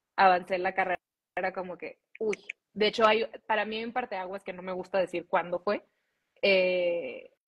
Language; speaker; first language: Spanish; early bilingual, heritage; Spanish